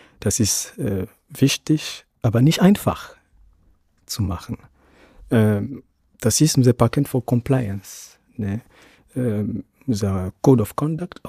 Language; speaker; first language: German; non-native, fluent; Ewe